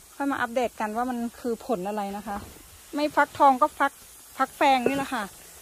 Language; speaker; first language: Thai; native; Thai